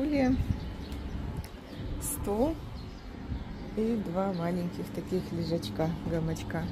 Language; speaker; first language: Russian; native; Russian